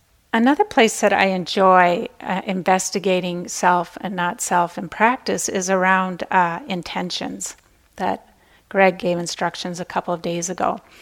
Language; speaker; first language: English; native; English